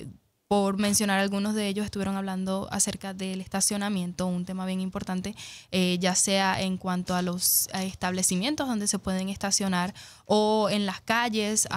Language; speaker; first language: Spanish; native; Spanish